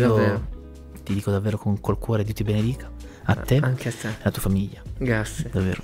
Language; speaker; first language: Italian; native; Italian